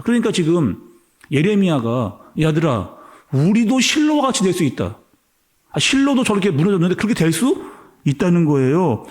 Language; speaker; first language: Korean; native; Korean